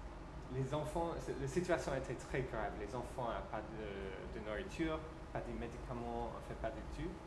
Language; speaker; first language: French; non-native, fluent; English